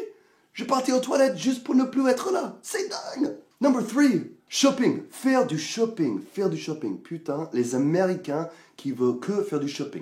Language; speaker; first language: French; non-native, fluent; English